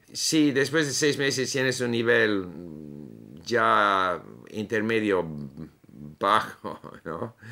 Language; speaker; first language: Spanish; non-native, fluent; English